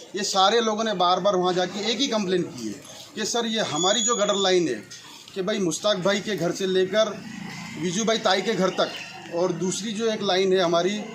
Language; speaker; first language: Hindi; non-native, local second language; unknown